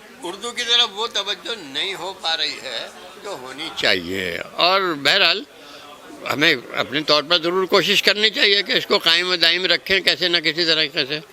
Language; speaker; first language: Urdu; native; Urdu